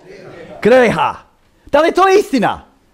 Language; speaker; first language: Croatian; early bilingual, heritage; Croatian